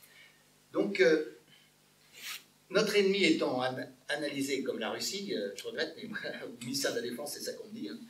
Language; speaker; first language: French; native; French